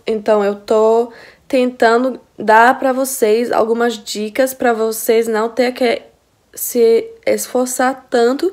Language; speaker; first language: Portuguese; non-native, fluent; English